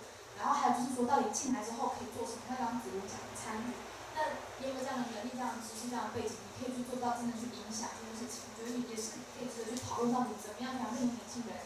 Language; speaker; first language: Chinese; native; Chinese